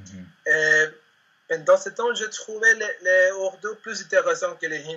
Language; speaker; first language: French; non-native, learner; Spanish